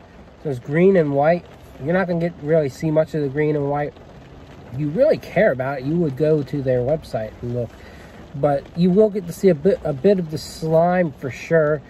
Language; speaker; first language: English; native; English